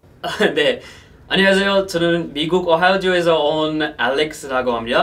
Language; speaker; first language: Korean; non-native, fluent; English